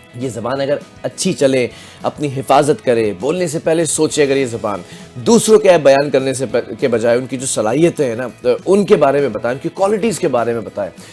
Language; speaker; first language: Urdu; native; Urdu